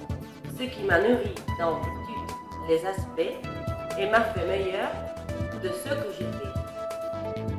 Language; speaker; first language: French; non-native, fluent; Spanish